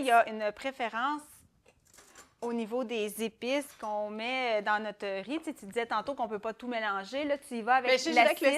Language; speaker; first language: French; native; French